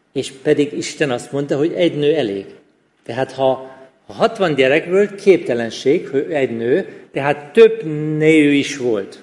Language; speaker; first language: Hungarian; non-native, fluent; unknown